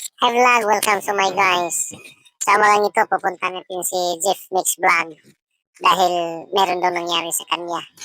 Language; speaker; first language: Filipino; non-native, local second language; Cebuano